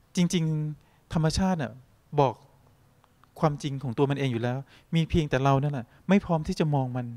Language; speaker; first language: Thai; native; Thai